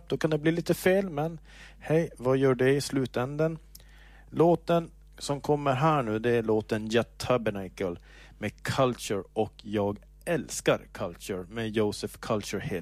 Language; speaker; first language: Swedish; native; Swedish